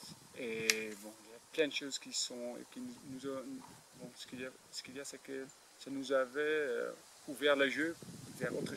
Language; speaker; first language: French; non-native, fluent; Dutch